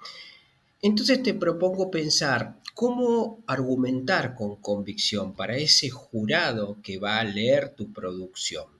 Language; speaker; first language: Spanish; native; Spanish